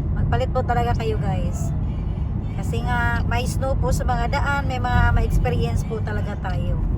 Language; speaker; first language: Filipino; non-native, local second language; Cebuano